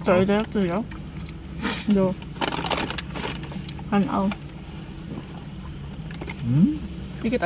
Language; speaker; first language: German; non-native, learner; Indonesian